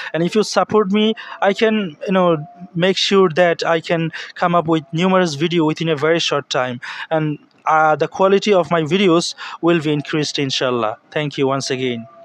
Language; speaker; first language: English; non-native, local second language; Bangla